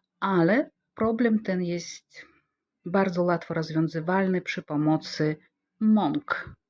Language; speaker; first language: Polish; non-native, fluent; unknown